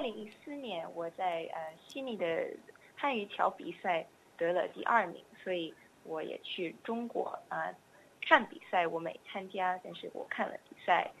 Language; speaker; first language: Chinese; non-native, fluent; English